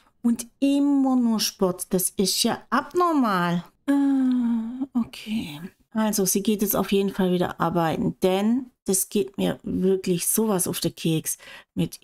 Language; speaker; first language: German; native; German